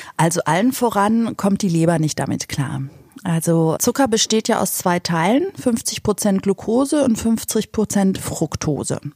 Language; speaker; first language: German; native; German